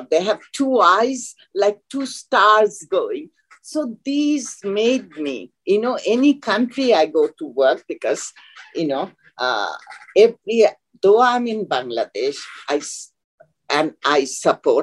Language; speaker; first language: English; non-native, local second language; Bangla